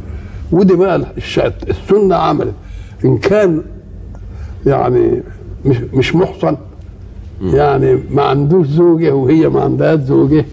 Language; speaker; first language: Arabic; native; Arabic